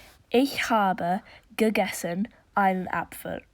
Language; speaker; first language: German; non-native, learner; English